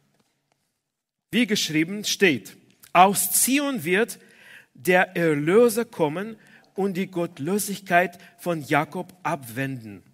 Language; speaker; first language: German; non-native, fluent; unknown